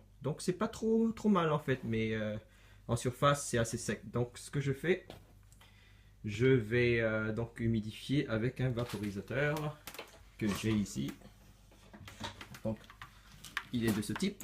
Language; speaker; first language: French; native; French